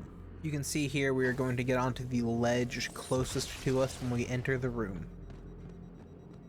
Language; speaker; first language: English; native; English